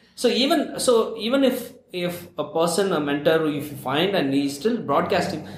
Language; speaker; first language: English; non-native, local second language; Tamil